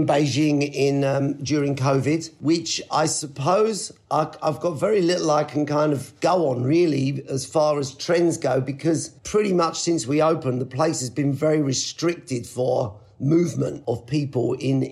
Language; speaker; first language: English; native; English